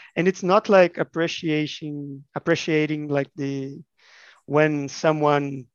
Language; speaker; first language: English; non-native, fluent; Portuguese